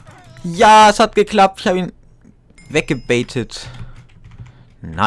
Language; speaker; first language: German; native; German